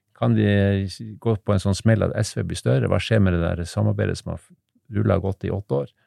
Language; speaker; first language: Norwegian; native; Norwegian